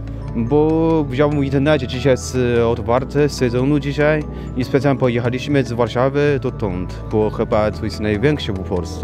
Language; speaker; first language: Polish; non-native, learner; Chinese